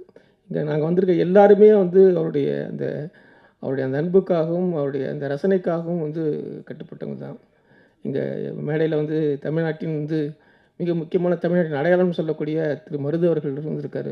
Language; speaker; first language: Tamil; native; Tamil